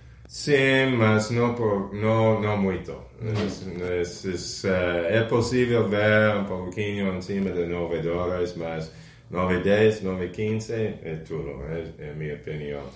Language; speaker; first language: Portuguese; non-native, fluent; English